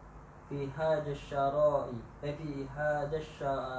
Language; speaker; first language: Arabic; non-native, learner; Indonesian